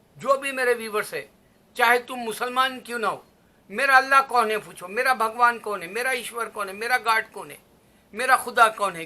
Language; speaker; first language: Urdu; native; Urdu